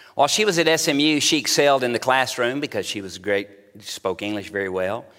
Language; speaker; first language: English; native; English